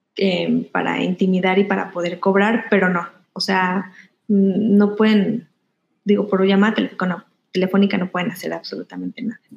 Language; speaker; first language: Spanish; native; Spanish